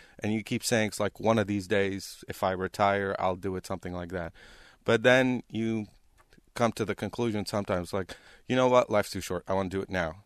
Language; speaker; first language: English; non-native, fluent; Arabic